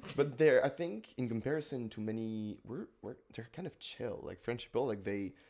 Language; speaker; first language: English; non-native, fluent; French